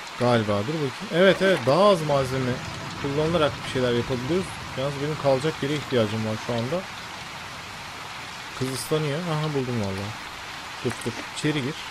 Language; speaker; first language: Turkish; native; Turkish